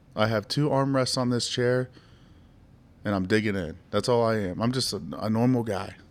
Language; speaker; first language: English; native; English